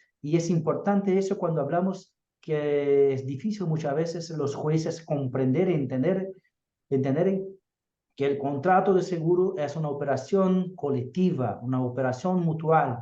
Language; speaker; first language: Spanish; non-native, fluent; Portuguese